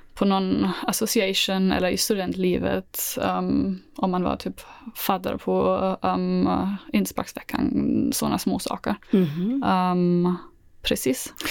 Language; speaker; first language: Swedish; non-native, fluent; German